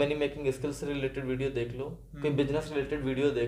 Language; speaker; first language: Hindi; native; Hindi